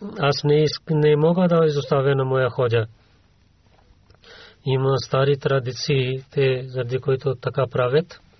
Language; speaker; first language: Bulgarian; non-native, learner; Urdu